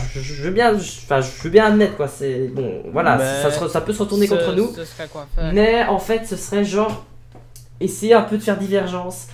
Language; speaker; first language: French; native; French